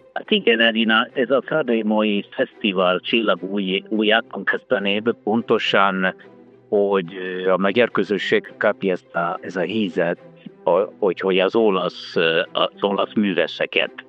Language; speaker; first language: Hungarian; non-native, fluent; Italian